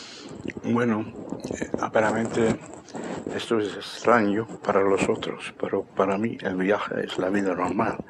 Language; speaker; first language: Spanish; non-native, fluent; Dutch